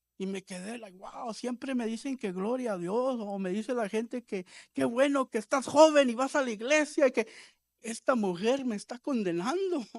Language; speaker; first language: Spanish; early bilingual, heritage; Spanish